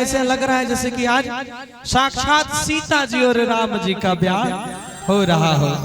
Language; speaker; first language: Hindi; non-native, local second language; Maithili